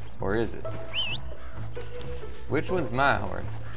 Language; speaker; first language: English; native; English